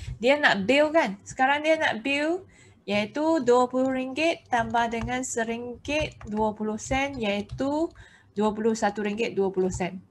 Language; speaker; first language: Malay; native; Malay